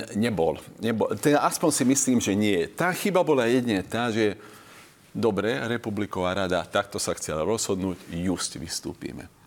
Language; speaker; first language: Slovak; non-native, local second language; Hungarian